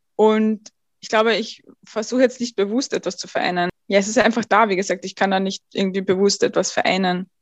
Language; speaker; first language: German; native; German